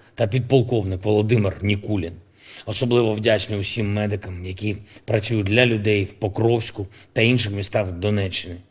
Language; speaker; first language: Ukrainian; non-native, local second language; Russian